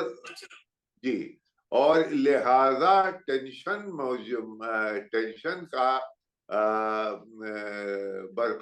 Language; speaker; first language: Hindi; native; Hindi